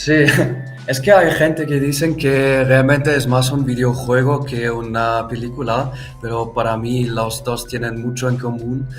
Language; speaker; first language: Spanish; non-native, fluent; German